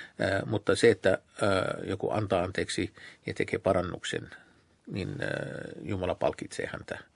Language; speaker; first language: Finnish; non-native, fluent; Arabic